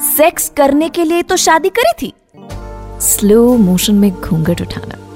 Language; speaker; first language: Hindi; native; Hindi